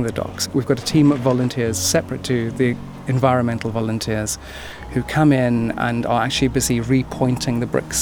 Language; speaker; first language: English; native; English